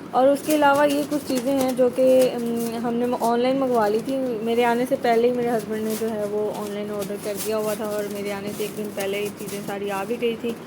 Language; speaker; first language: Urdu; native; Urdu